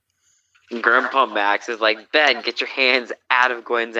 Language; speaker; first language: English; native; English